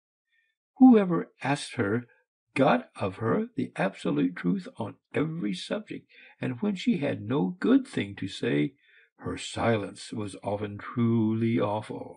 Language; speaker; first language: English; native; English